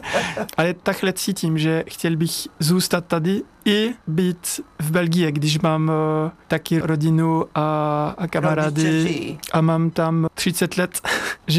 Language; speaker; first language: Czech; non-native, learner; French